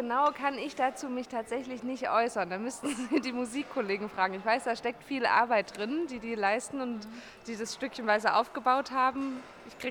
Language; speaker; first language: German; native; German